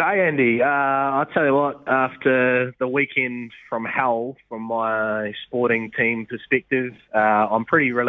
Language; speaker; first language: English; native; English